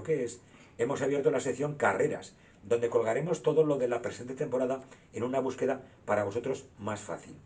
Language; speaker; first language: Spanish; native; Spanish